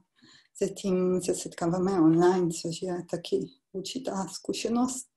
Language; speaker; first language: Czech; non-native, fluent; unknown